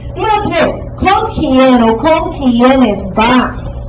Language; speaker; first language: Spanish; non-native, fluent; English